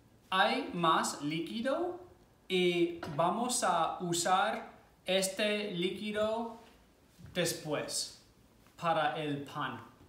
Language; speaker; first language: Spanish; non-native, fluent; English